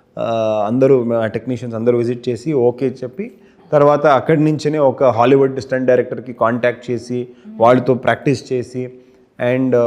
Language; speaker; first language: Telugu; non-native, learner; Kannada